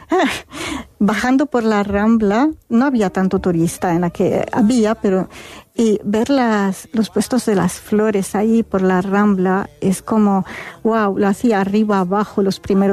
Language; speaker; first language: Spanish; non-native, fluent; Arabic